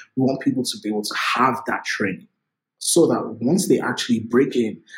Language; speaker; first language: English; non-native, local second language; Yoruba